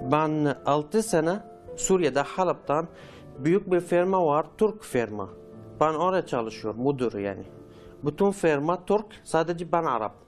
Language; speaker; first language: Turkish; non-native, learner; Arabic